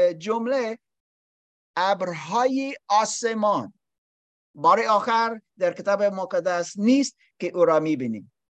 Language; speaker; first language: Persian; non-native, learner; English